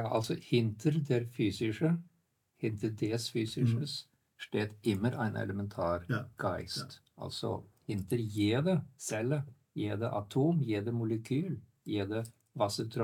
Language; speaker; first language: German; non-native, fluent; Norwegian